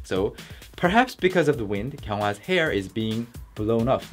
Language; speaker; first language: English; non-native, fluent; Korean